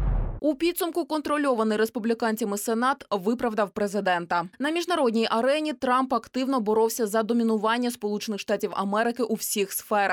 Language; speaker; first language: Ukrainian; native; Ukrainian